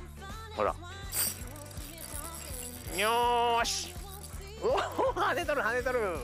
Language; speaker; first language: Japanese; native; Japanese